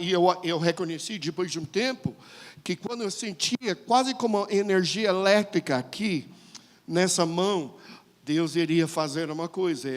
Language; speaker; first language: Portuguese; non-native, fluent; English